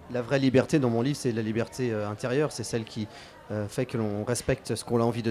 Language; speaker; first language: French; native; French